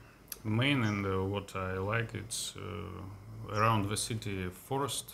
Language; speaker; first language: English; non-native, learner; Russian